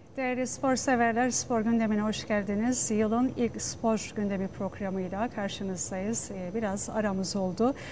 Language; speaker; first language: Turkish; native; Turkish